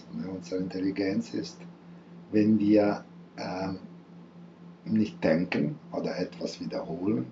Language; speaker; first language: German; non-native, fluent; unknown